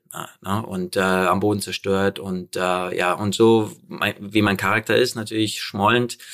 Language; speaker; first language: German; early bilingual, other home language; Polish